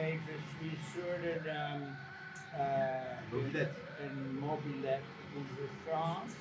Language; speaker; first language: French; non-native, fluent; English